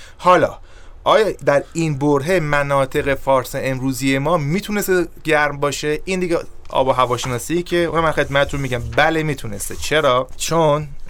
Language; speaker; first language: Persian; native; Persian